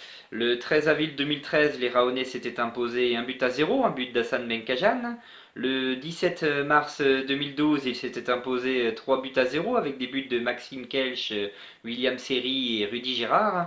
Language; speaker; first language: French; native; French